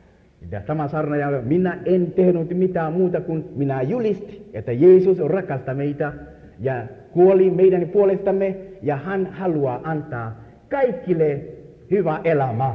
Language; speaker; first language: Finnish; non-native, learner; Swahili